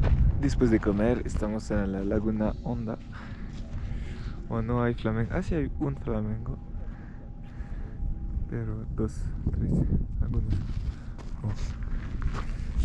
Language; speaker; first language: Spanish; non-native, learner; French